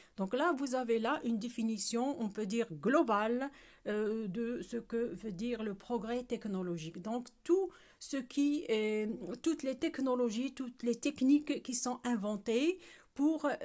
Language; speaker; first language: French; non-native, local second language; Arabic